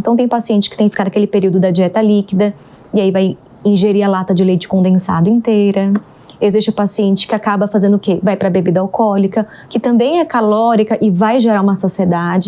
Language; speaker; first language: Portuguese; native; Portuguese